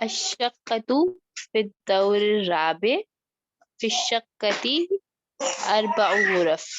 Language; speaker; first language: Arabic; non-native, learner; Urdu